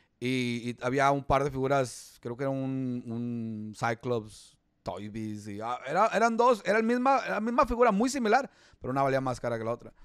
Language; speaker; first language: Spanish; early bilingual, heritage; Spanish